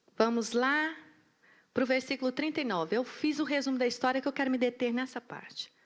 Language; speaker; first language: Portuguese; native; Portuguese